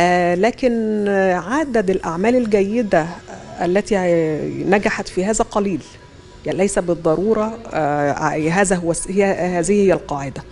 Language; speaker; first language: Arabic; native; Arabic